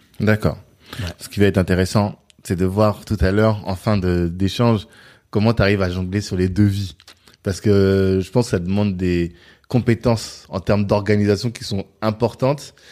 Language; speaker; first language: French; native; French